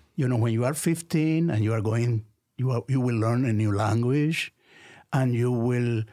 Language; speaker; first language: English; non-native, fluent; Spanish